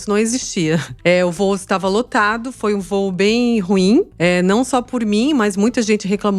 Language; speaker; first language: Portuguese; native; Portuguese